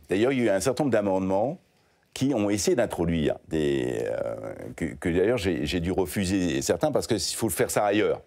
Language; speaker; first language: French; native; French